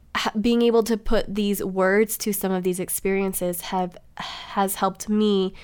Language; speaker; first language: English; native; English